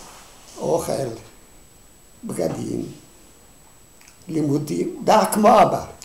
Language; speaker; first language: Hebrew; non-native, fluent; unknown